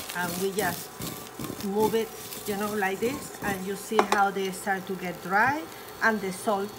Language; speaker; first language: English; non-native, fluent; Spanish